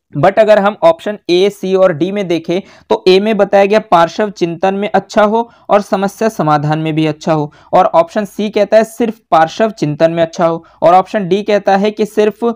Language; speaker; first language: Hindi; native; Hindi